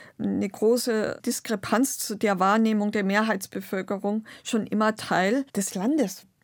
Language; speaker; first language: German; non-native, local second language; Romany